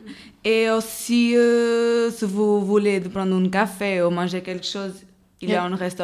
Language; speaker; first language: French; non-native, learner; Portuguese